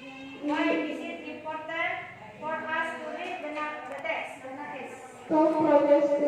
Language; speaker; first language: English; non-native, learner; Indonesian